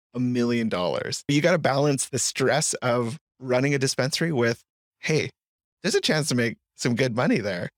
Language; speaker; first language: English; native; English